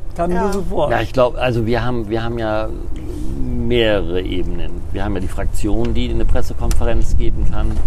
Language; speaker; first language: German; native; German